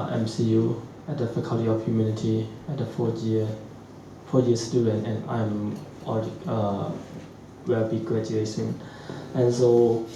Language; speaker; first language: English; non-native, learner; Shan